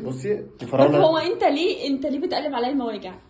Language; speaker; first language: Arabic; native; Arabic